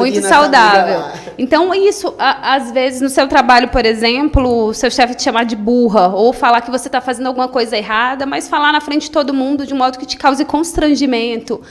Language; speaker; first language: Portuguese; native; Portuguese